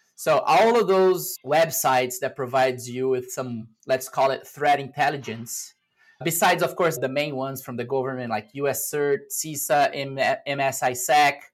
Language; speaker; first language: English; non-native, fluent; Portuguese